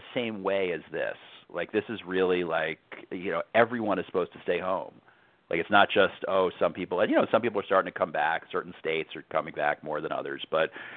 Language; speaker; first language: English; native; English